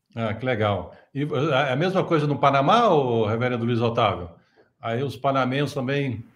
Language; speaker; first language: Portuguese; native; Portuguese